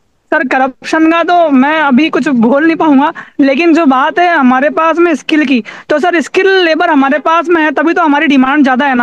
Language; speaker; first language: Hindi; native; Hindi